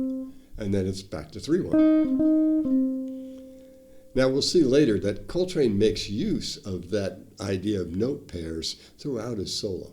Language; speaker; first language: English; native; English